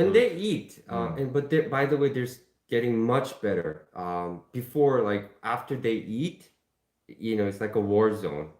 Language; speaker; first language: English; non-native, fluent; Korean